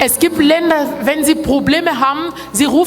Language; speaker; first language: German; non-native, learner; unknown